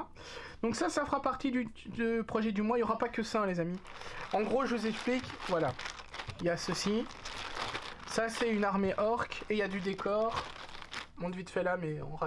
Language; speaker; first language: French; native; French